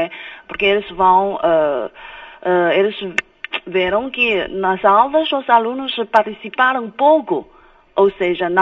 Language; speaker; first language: Portuguese; non-native, fluent; Chinese